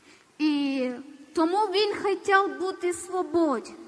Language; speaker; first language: Ukrainian; non-native, learner; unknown